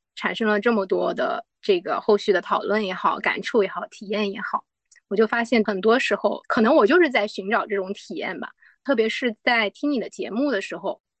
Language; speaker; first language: Chinese; non-native, local second language; Uyghur